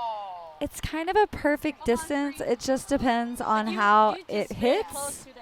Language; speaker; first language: English; native; English